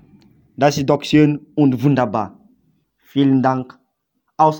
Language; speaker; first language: German; non-native, learner; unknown